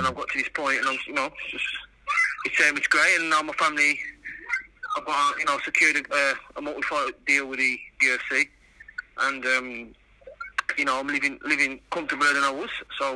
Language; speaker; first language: English; native; English